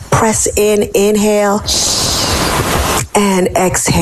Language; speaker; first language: English; native; English